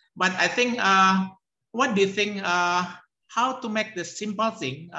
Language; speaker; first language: English; non-native, learner; Indonesian